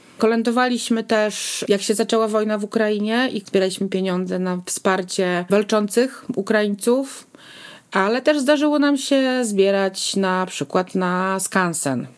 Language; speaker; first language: Polish; native; Polish